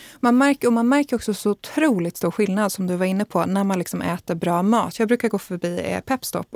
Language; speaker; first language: Swedish; native; Swedish